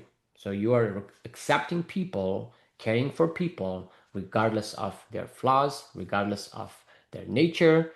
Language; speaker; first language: English; non-native, fluent; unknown